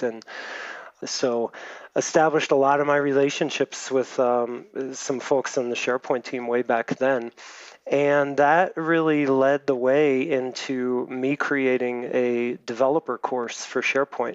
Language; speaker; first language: English; native; English